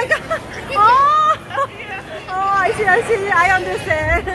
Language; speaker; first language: English; non-native, learner; Korean